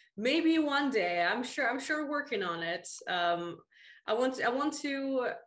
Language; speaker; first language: English; early bilingual, other home language; Russian